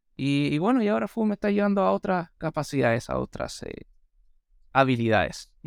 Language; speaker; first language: Spanish; non-native, fluent; English